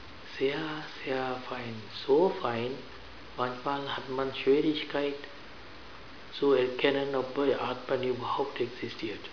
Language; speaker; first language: German; non-native, fluent; Sinhala